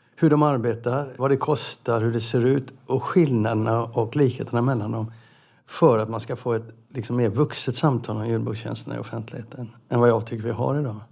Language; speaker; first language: Swedish; native; Swedish